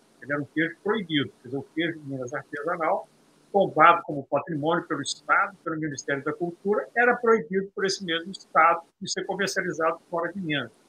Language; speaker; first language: Portuguese; native; Portuguese